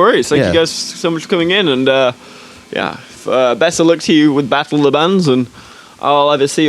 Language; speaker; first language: English; native; English